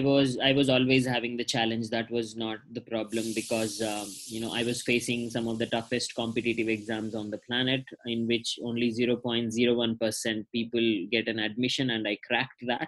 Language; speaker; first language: English; non-native, local second language; Telugu